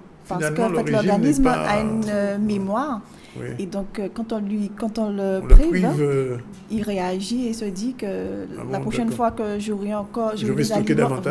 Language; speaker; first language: French; native; French